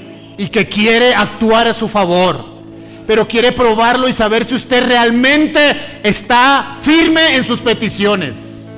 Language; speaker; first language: Spanish; native; Spanish